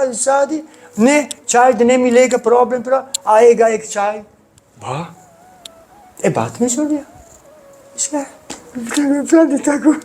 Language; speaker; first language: Hindi; non-native, learner; Italian